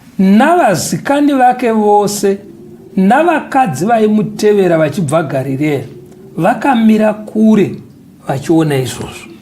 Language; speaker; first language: Shona; native; Shona